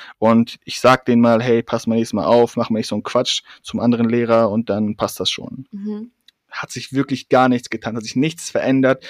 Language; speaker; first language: German; early bilingual, other home language; Persian